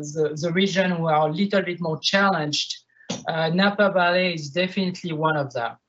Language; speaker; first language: English; non-native, fluent; French